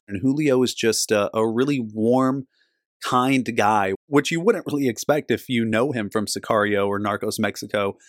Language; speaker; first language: English; native; English